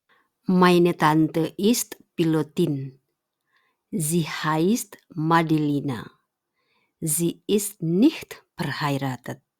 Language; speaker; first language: German; non-native, fluent; Indonesian